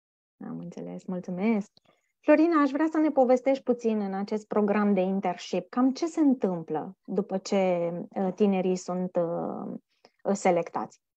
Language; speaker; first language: Romanian; native; Romanian